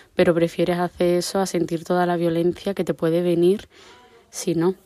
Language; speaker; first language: Spanish; native; Spanish